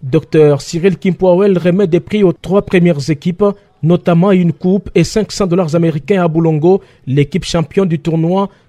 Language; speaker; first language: French; non-native, local second language; Swahili